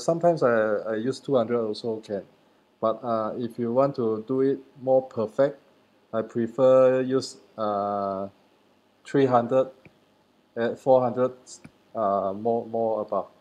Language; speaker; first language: English; non-native, learner; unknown